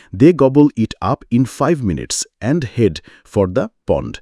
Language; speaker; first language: English; non-native, local second language; Bangla